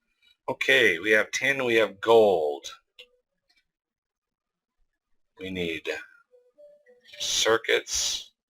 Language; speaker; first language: English; native; English